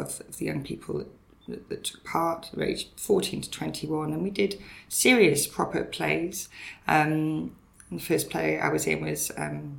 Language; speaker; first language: English; native; English